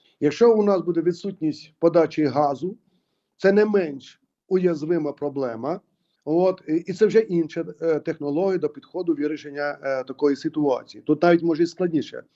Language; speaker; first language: Ukrainian; native; Ukrainian